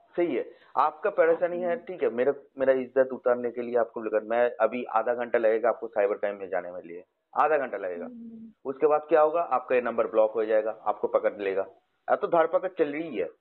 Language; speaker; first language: Hindi; non-native, local second language; Bangla